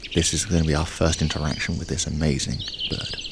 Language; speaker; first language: English; native; English